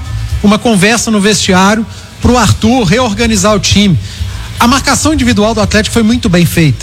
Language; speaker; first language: Portuguese; native; Portuguese